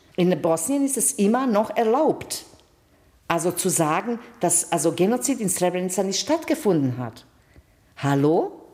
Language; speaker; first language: German; non-native, fluent; Bosnian